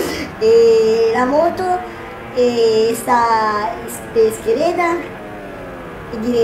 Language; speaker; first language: Portuguese; non-native, learner; Italian